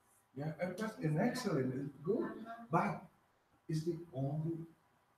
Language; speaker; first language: English; non-native, learner; Spanish